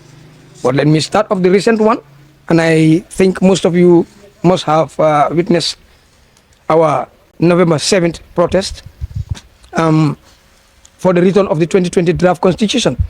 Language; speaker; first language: English; non-native, local second language; Fula